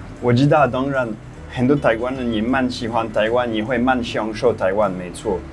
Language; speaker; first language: Chinese; non-native, fluent; French